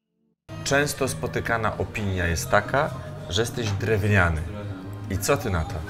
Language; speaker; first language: Polish; native; Polish